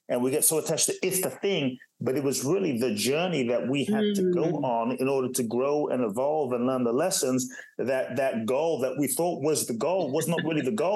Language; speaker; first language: English; native; English